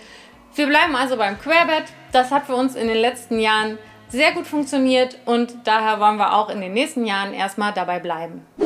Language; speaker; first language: German; native; German